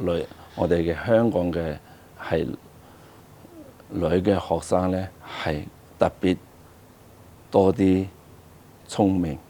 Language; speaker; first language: Cantonese; non-native, fluent; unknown